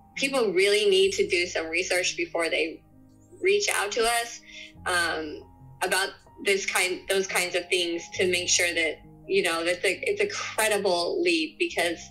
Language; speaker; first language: English; native; English